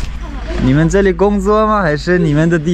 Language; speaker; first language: Chinese; non-native, learner; Turkmen